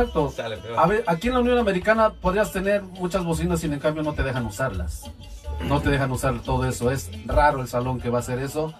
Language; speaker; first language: Spanish; native; Spanish